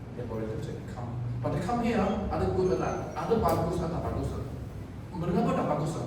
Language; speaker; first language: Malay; non-native, local second language; Chinese